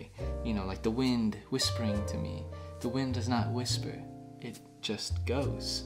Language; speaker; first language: English; native; English